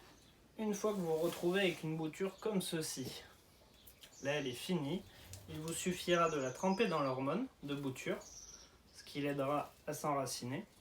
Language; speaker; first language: French; native; French